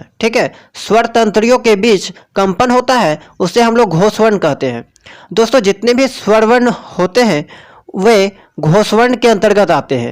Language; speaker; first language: Hindi; native; Hindi